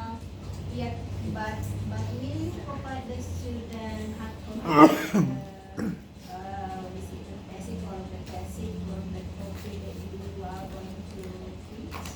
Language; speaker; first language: English; non-native, fluent; Indonesian